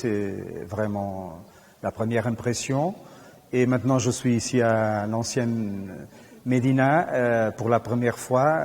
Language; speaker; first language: French; non-native, fluent; Portuguese